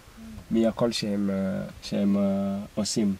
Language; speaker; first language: Hebrew; non-native, fluent; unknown